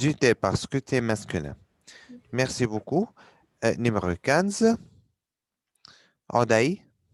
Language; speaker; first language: French; non-native, fluent; Arabic